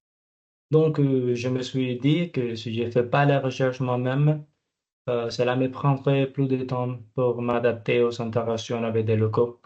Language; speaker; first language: French; non-native, learner; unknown